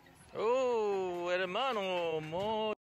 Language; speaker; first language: Spanish; non-native, learner; Korean